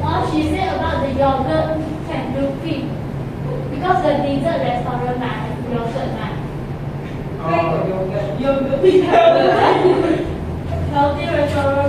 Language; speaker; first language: English; non-native, learner; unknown